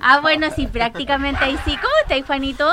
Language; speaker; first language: Spanish; native; Spanish